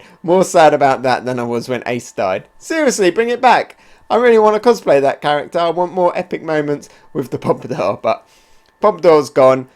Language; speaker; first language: English; native; English